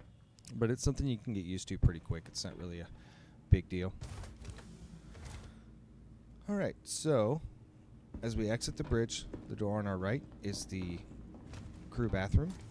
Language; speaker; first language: English; native; English